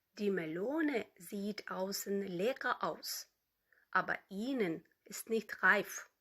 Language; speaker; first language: German; non-native, fluent; Ukrainian